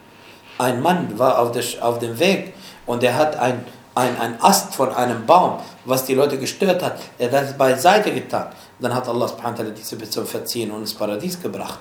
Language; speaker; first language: German; non-native, fluent; Arabic